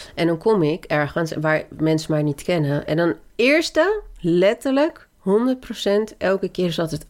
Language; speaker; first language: Dutch; early bilingual, other home language; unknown